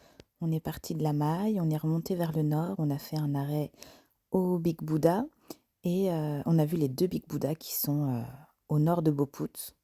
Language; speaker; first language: French; native; French